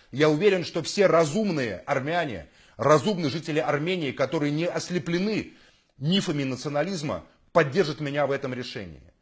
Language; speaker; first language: Russian; native; Russian